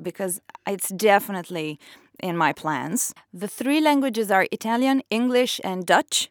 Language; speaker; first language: English; non-native, fluent; Italian